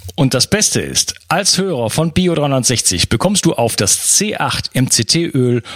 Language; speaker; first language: German; native; German